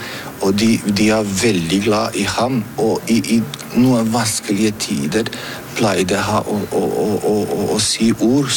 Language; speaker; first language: Norwegian; early bilingual, other home language; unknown